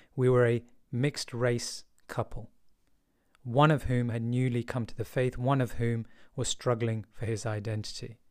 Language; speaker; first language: English; early bilingual, other home language; Hindi